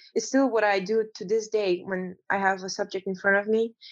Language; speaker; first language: English; non-native, fluent; Romanian